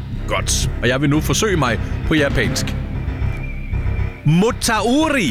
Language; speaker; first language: Danish; native; Danish